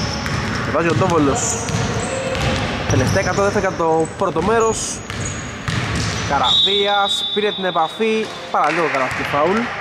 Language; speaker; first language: Greek; native; Greek